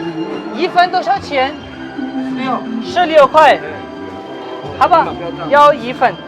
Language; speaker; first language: Chinese; non-native, fluent; Urdu